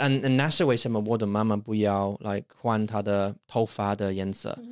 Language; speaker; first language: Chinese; non-native, learner; English